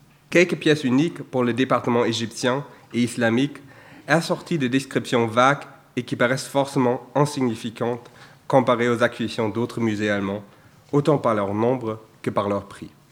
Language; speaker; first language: French; non-native, fluent; German